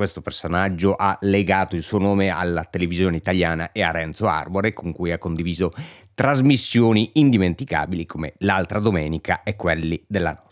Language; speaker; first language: Italian; native; Italian